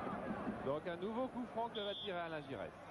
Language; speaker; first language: French; native; French